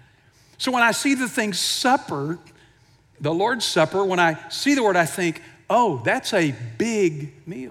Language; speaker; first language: English; native; English